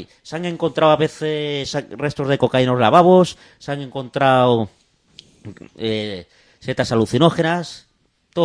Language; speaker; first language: Spanish; native; Spanish